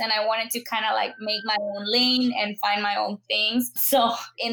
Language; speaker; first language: English; non-native, fluent; Spanish